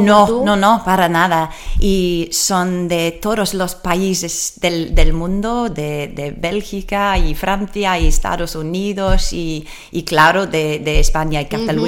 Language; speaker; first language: Spanish; non-native, learner; English